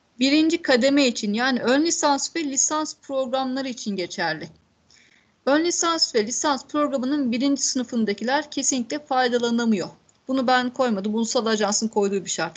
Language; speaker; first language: Turkish; native; Turkish